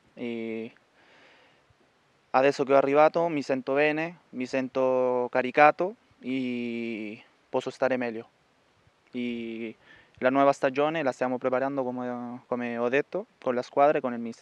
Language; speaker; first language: Italian; non-native, learner; Spanish